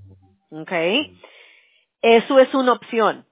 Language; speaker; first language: Spanish; early bilingual, heritage; English